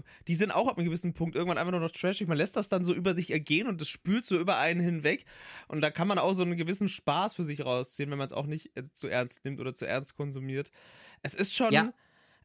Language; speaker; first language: German; native; German